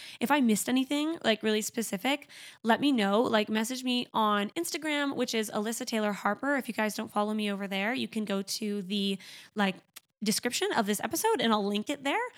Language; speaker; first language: English; native; English